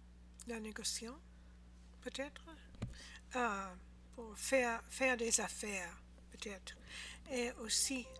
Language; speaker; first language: French; non-native, learner; English